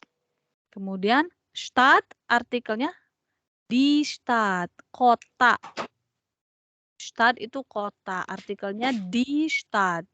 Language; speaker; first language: German; non-native, fluent; Indonesian